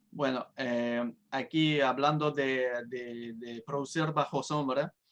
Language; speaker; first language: Spanish; non-native, fluent; French